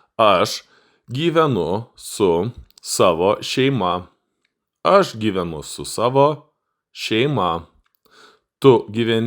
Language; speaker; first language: Lithuanian; non-native, fluent; Russian